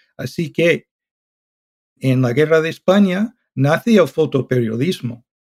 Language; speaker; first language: Spanish; non-native, fluent; English